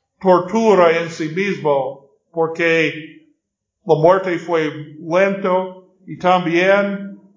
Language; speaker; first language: Spanish; non-native, learner; English